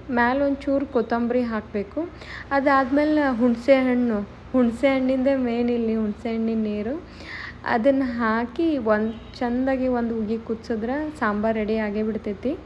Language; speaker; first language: Kannada; native; Kannada